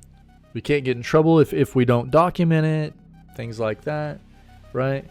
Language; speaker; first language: English; native; English